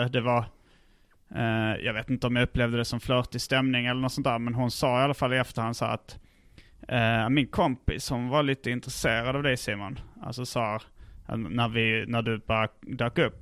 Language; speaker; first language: Swedish; native; Swedish